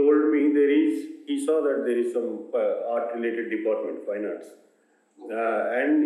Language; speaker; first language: English; non-native, local second language; Telugu